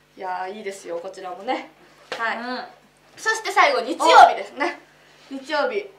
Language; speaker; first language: Japanese; native; Japanese